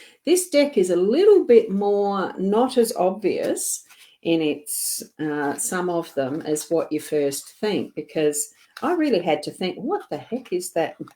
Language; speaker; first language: English; native; English